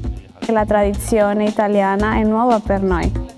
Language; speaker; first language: Italian; non-native, fluent; Spanish